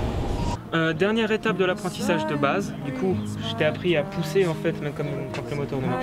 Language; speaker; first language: French; native; French